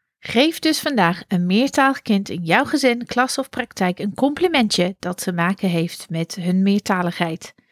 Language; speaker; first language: Dutch; non-native, fluent; English